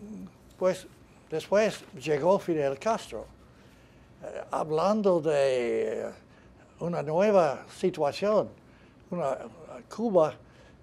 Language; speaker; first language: Spanish; non-native, fluent; English